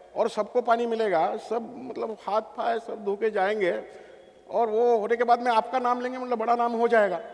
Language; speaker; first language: Hindi; non-native, local second language; Marathi